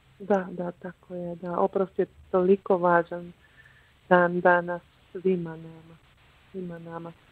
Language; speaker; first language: Croatian; early bilingual, heritage; Croatian